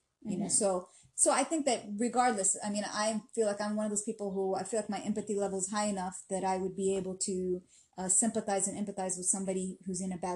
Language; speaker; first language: English; native; English